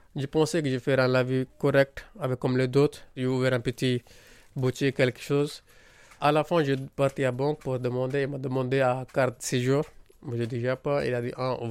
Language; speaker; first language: French; non-native, learner; Punjabi